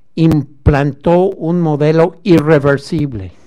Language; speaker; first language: Spanish; non-native, fluent; English